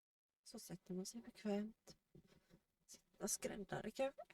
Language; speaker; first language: Swedish; native; Swedish